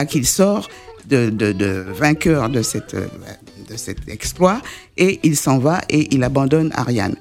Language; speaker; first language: French; native; French